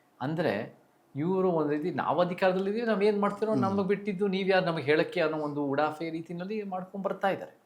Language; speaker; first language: Kannada; early bilingual, heritage; Kannada